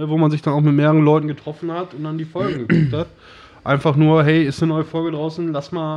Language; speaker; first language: German; native; German